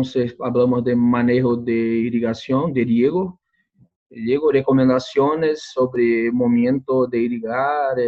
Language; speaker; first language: Spanish; non-native, learner; Portuguese